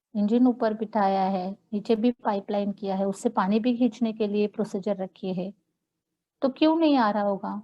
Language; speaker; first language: Hindi; non-native, local second language; Marathi